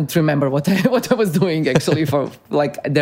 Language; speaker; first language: English; non-native, fluent; Croatian